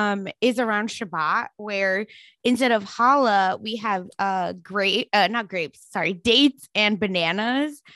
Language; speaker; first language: English; non-native, local second language; Marathi